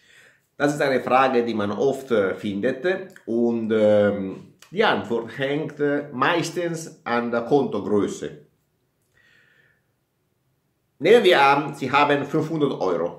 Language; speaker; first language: German; non-native, fluent; Italian